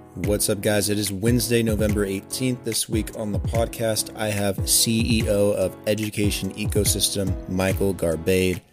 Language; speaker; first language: English; native; English